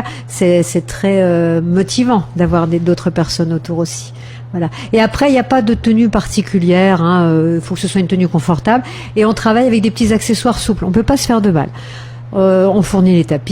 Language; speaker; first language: French; native; French